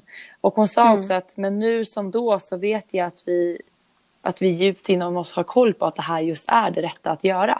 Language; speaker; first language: Swedish; native; Swedish